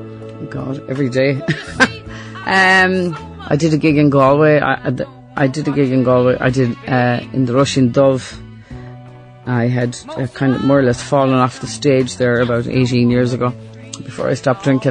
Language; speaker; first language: English; native; English